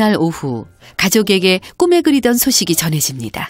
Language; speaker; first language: Korean; native; Korean